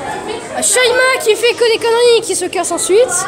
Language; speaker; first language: French; native; French